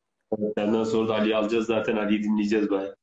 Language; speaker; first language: Turkish; native; Turkish